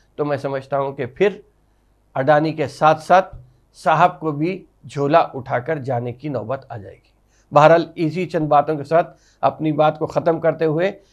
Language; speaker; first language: Hindi; non-native, local second language; Urdu